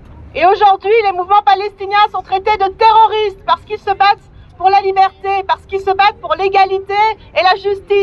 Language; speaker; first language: French; native; French